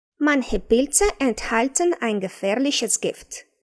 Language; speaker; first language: German; non-native, fluent; Ukrainian